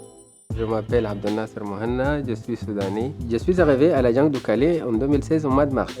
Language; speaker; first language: French; non-native, fluent; Arabic